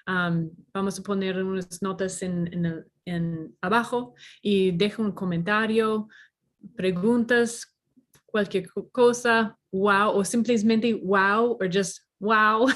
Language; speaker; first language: Spanish; non-native, learner; English